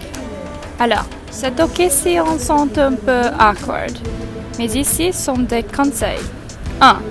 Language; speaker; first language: French; non-native, learner; English